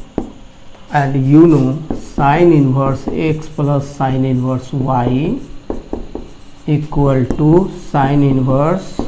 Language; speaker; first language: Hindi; native; Hindi